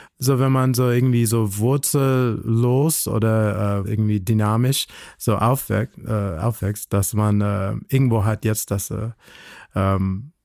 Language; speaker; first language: German; non-native, fluent; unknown